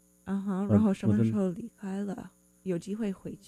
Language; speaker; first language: Chinese; non-native, learner; English